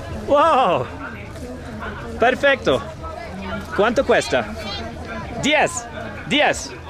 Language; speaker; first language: Spanish; non-native, learner; English